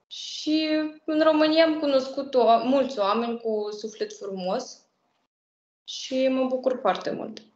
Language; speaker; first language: Romanian; non-native, fluent; Russian